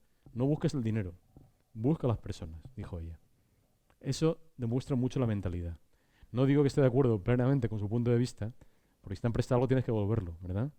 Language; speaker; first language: Spanish; native; Spanish